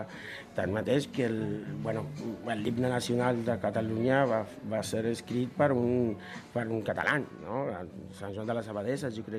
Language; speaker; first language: Catalan; non-native, fluent; Spanish